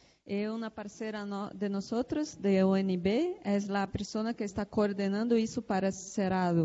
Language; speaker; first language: Spanish; non-native, learner; Portuguese